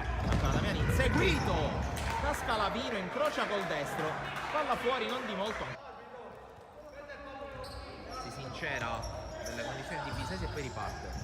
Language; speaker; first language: Italian; native; Italian